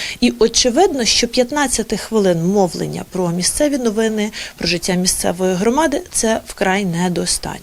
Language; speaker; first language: Ukrainian; native; Ukrainian